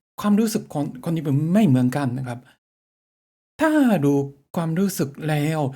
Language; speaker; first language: Thai; non-native, fluent; Japanese